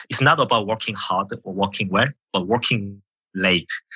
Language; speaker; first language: English; non-native, fluent; Korean